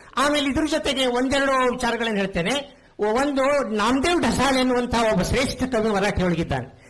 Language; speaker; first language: Kannada; non-native, local second language; Konkani